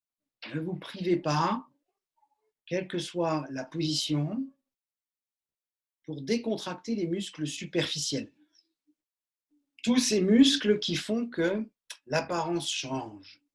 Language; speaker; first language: French; native; French